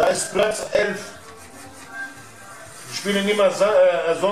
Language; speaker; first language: German; non-native, learner; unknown